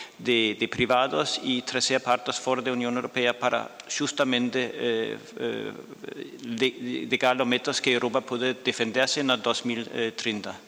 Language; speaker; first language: Portuguese; non-native, fluent; Danish